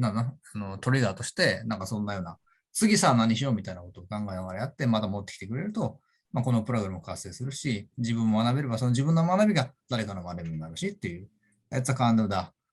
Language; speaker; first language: Japanese; native; Japanese